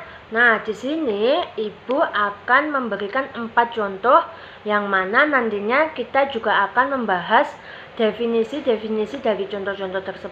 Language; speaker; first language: Indonesian; native; Indonesian